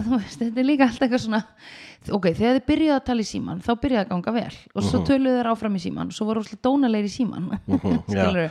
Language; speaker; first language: Icelandic; native; Icelandic